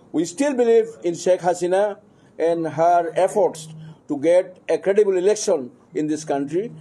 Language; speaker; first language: English; non-native, local second language; Bangla